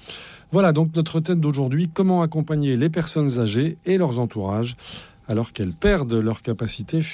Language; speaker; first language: French; native; French